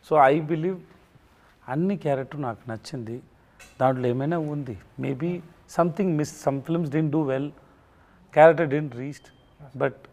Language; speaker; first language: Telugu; non-native, learner; Tamil